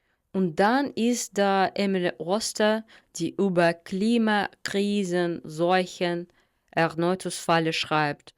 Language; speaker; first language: German; non-native, fluent; Russian